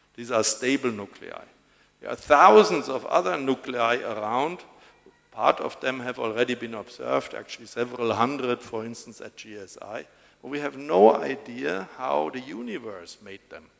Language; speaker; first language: English; non-native, fluent; German